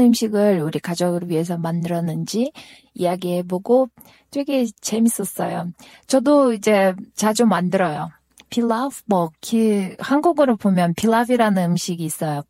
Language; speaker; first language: Korean; non-native, fluent; Kyrgyz